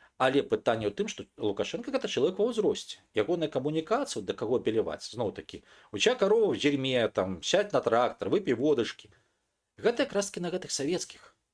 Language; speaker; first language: Belarusian; non-native, local second language; Russian